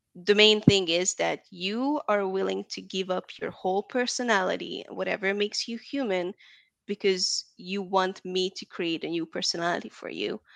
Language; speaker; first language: English; non-native, fluent; Hungarian